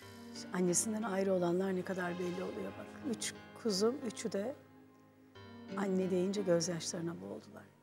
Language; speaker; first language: Turkish; native; Turkish